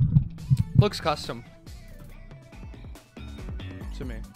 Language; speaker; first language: English; native; English